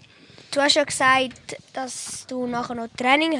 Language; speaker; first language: German; native; German